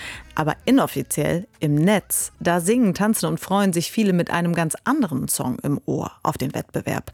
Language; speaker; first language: German; native; German